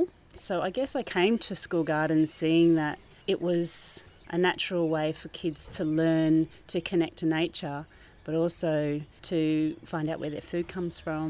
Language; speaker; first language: English; native; English